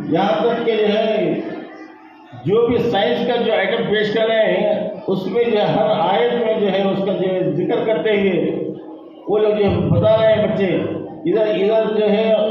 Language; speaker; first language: Urdu; native; Urdu